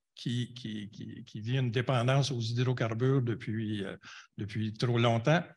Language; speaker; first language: French; native; French